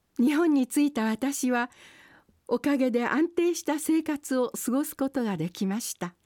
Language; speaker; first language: Japanese; early bilingual, other home language; Portuguese